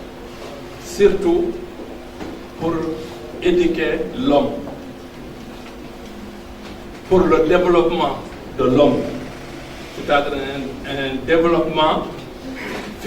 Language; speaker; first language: French; non-native, local second language; Fula